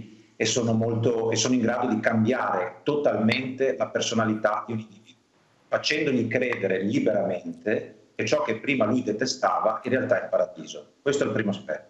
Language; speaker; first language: Italian; native; Italian